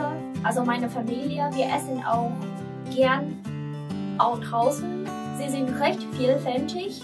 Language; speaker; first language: German; non-native, learner; Vietnamese